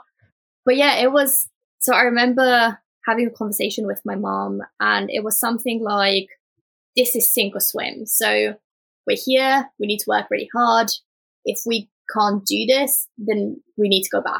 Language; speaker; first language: English; early bilingual, other home language; Romanian